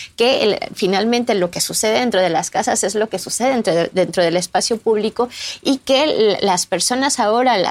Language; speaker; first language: Spanish; native; Spanish